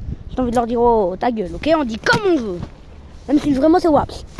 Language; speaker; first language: French; native; French